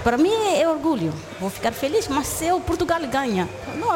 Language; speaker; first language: Portuguese; non-native, learner; Lingala